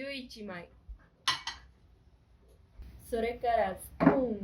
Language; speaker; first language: Japanese; non-native, learner; Spanish